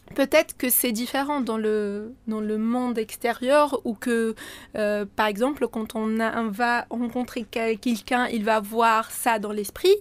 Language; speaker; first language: French; non-native, local second language; Arabic